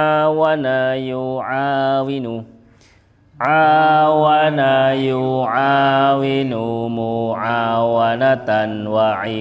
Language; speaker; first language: Arabic; non-native, fluent; Indonesian